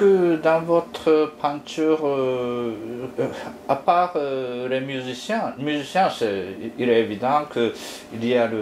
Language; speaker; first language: French; non-native, fluent; Japanese